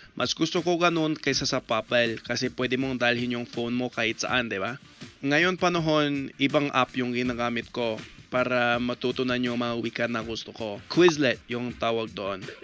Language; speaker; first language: Filipino; non-native, fluent; English